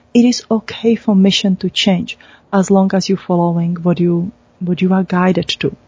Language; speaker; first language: English; non-native, fluent; Czech